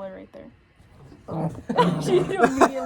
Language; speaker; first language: English; native; English